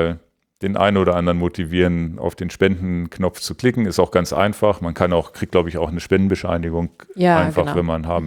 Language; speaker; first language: German; native; German